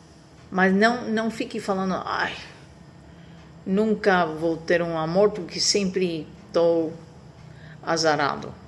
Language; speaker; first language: Portuguese; non-native, fluent; Spanish